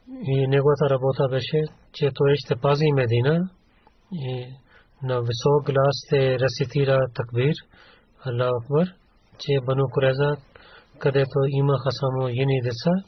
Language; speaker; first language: Bulgarian; non-native, learner; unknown